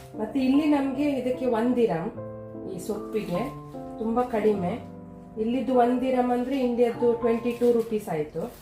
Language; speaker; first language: Kannada; non-native, local second language; Konkani